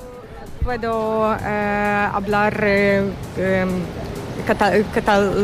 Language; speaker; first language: Spanish; non-native, learner; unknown